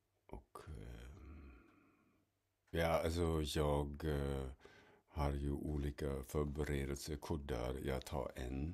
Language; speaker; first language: Swedish; non-native, fluent; German